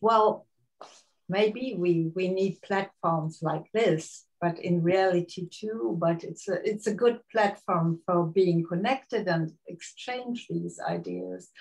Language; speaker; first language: English; non-native, fluent; German